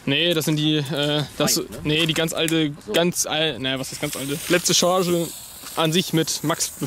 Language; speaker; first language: German; native; German